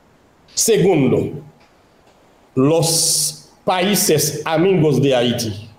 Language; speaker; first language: Spanish; non-native, local second language; Haitian Creole